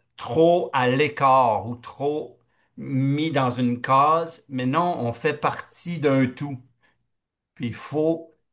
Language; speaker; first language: French; native; French